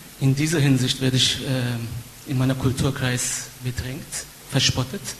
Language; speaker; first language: German; non-native, fluent; Turkish